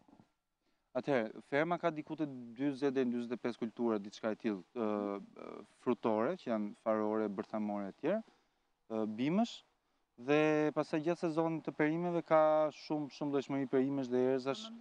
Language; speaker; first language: Albanian; native; Albanian